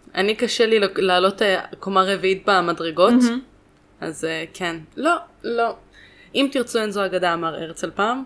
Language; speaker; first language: Hebrew; native; Hebrew